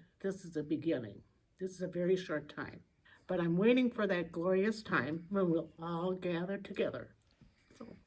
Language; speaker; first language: English; native; English